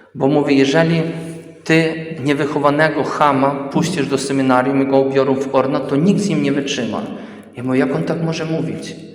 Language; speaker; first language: Polish; early bilingual, heritage; Polish